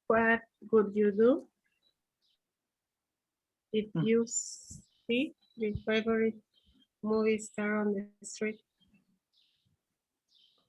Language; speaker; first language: English; non-native, learner; Spanish